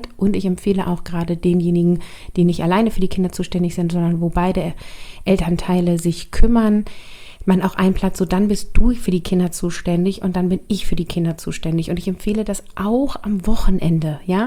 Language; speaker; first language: German; native; German